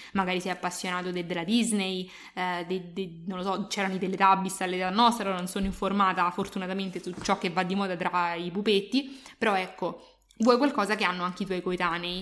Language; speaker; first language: Italian; native; Italian